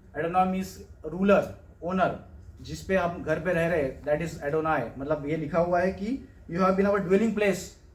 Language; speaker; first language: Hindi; non-native, local second language; Marathi